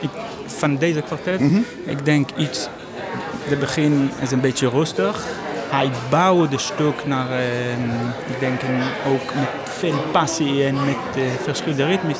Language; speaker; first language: Dutch; non-native, learner; Hebrew